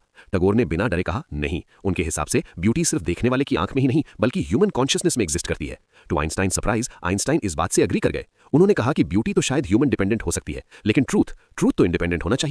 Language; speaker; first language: Hindi; native; Hindi